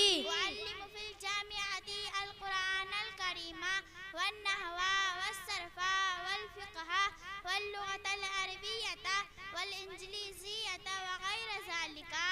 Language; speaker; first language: Arabic; non-native, learner; Urdu